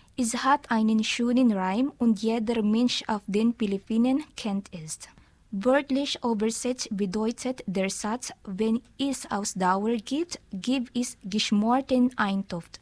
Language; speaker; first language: German; non-native, learner; Filipino